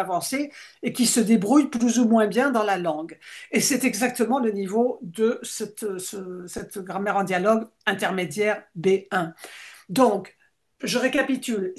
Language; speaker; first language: French; native; French